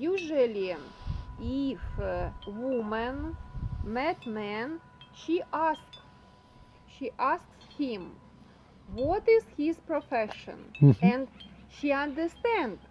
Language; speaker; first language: English; non-native, learner; Russian